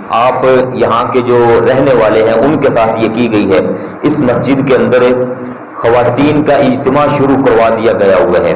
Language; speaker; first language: Urdu; non-native, local second language; Punjabi